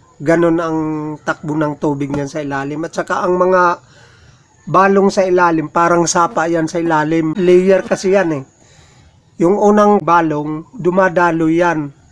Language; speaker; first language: Filipino; non-native, local second language; Cebuano